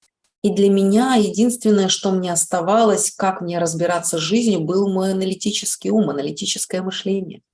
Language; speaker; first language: Russian; native; Russian